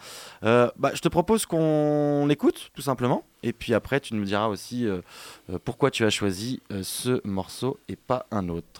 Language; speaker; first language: French; native; French